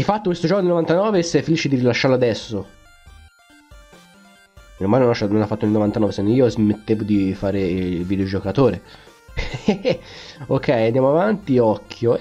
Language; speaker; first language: Italian; native; Italian